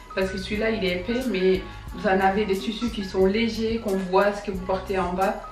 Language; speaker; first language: French; non-native, local second language; Fula